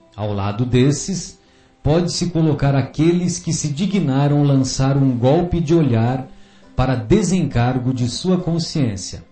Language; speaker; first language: Portuguese; native; Portuguese